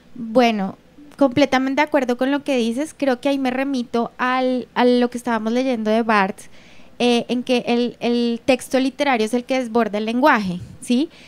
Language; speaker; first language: Spanish; native; Spanish